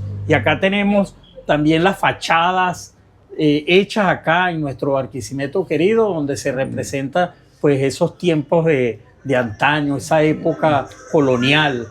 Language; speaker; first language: Spanish; native; Spanish